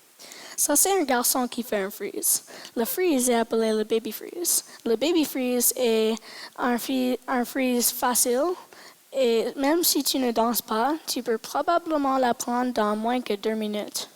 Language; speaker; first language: French; non-native, local second language; English